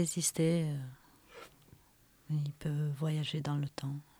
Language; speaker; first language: French; non-native, fluent; Romanian